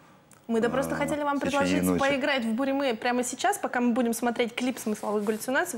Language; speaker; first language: Russian; native; Russian